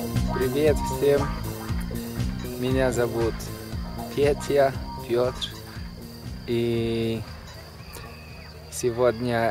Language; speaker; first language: Russian; non-native, learner; Polish